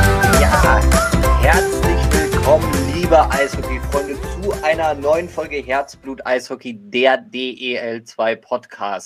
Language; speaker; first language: German; native; German